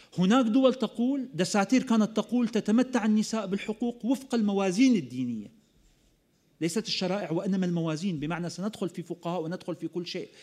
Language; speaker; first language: Arabic; native; Arabic